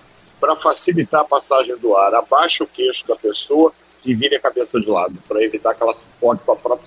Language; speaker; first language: Portuguese; native; Portuguese